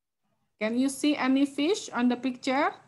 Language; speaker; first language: English; non-native, fluent; Indonesian